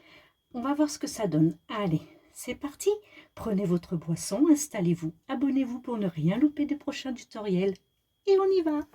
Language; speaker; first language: French; native; French